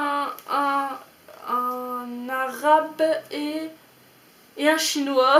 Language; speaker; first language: French; native; French